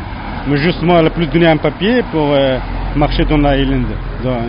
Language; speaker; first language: French; non-native, learner; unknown